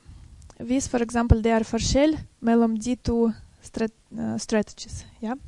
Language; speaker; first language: Norwegian; non-native, fluent; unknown